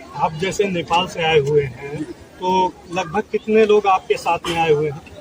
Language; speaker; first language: Hindi; native; Hindi